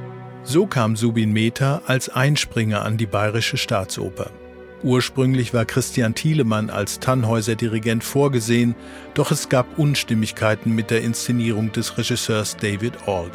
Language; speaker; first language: German; native; German